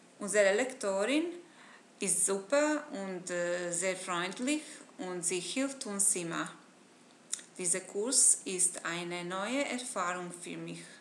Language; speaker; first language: German; non-native, fluent; Bosnian